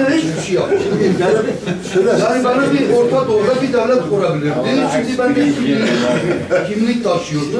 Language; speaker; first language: Turkish; non-native, local second language; Kurdish